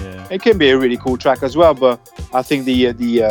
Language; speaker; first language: English; non-native, fluent; French